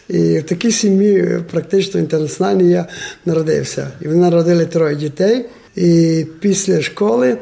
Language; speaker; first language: Ukrainian; non-native, local second language; Romanian